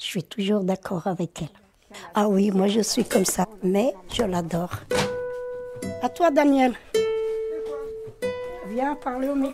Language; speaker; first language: French; early bilingual, other home language; Portuguese